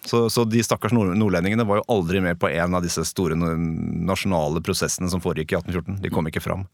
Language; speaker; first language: Norwegian; native; Norwegian